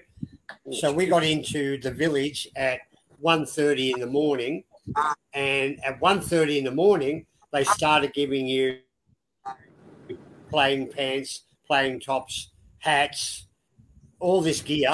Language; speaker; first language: English; native; English